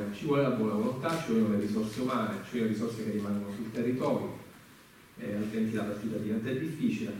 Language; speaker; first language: Italian; native; Italian